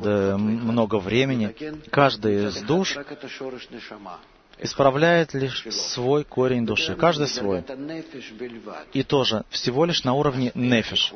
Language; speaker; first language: Russian; native; Russian